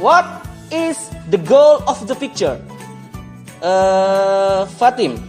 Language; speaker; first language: English; non-native, learner; Indonesian